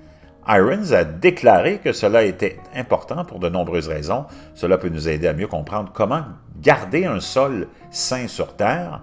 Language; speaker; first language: French; native; French